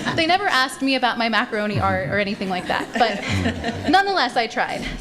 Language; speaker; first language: English; native; English